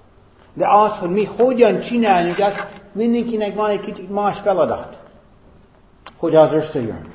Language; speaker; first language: Hungarian; non-native, fluent; English